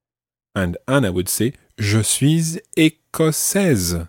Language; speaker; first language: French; non-native, fluent; English